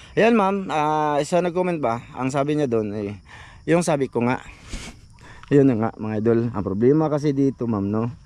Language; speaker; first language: Filipino; non-native, local second language; Cebuano